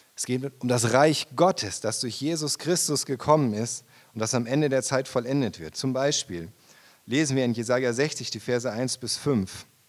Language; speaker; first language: German; native; German